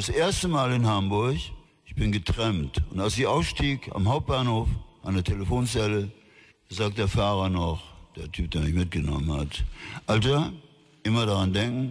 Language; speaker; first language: German; native; German